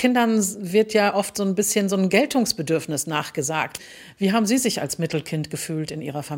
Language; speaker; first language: German; native; German